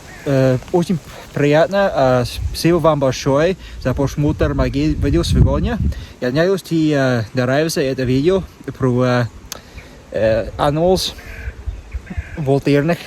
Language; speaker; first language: Russian; non-native, learner; English